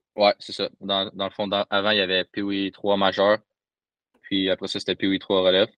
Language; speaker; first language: French; native; French